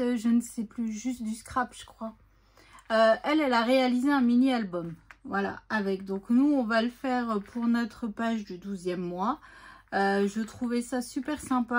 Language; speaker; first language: French; native; French